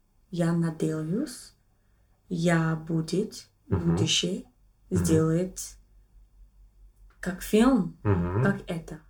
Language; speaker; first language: Russian; non-native, learner; English